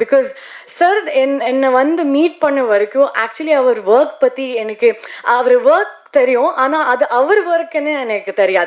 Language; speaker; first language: Tamil; non-native, learner; Kannada